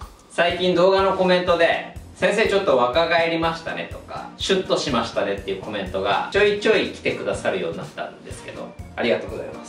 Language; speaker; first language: Japanese; native; Japanese